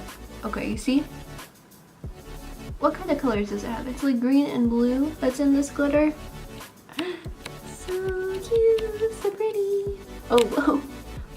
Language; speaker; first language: English; native; English